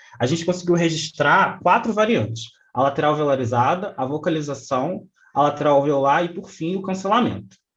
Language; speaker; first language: Portuguese; native; Portuguese